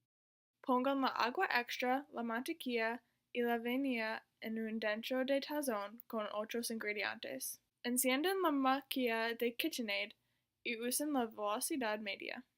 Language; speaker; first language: Spanish; non-native, learner; English